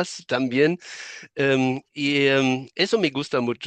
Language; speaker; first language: Spanish; non-native, fluent; German